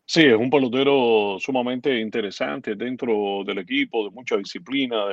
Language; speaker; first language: Spanish; native; Spanish